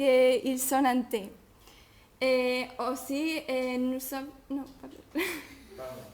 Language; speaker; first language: French; non-native, learner; Spanish